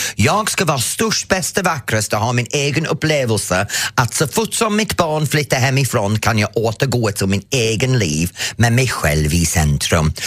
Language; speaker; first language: Swedish; non-native, fluent; English